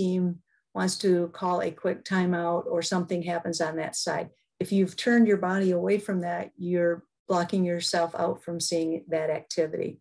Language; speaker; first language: English; native; English